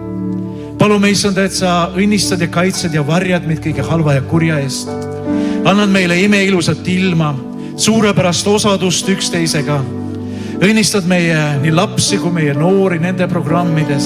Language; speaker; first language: Estonian; native; Estonian